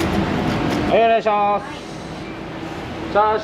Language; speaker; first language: Japanese; native; Japanese